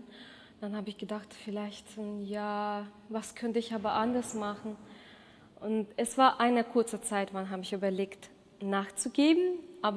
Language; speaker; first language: German; non-native, fluent; Russian